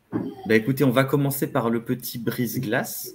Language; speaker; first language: French; native; French